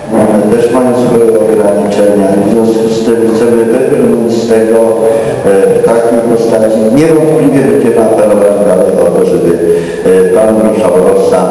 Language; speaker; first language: Polish; native; Polish